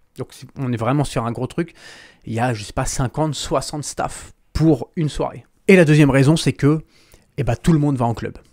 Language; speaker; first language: French; native; French